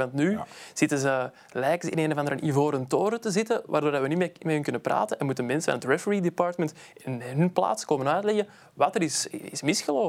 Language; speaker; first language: Dutch; native; Dutch